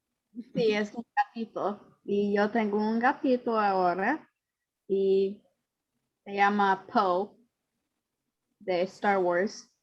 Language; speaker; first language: Spanish; non-native, learner; English